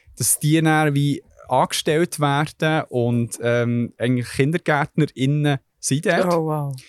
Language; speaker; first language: German; early bilingual, other home language; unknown